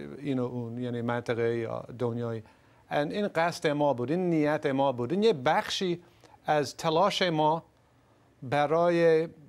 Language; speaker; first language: Persian; non-native, fluent; English